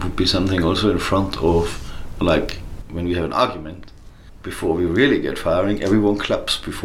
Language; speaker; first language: English; non-native, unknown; German